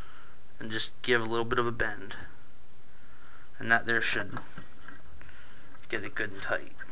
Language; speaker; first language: English; native; English